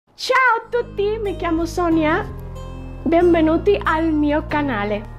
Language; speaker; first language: Italian; non-native, learner; Spanish